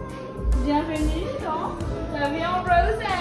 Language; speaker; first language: French; native; French